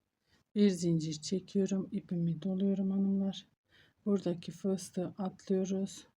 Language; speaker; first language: Turkish; native; Turkish